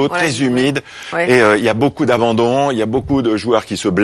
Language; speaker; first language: French; native; French